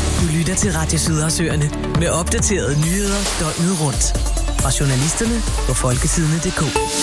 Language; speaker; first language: Danish; native; Danish